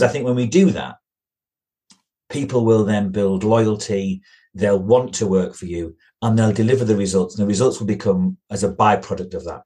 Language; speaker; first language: English; native; English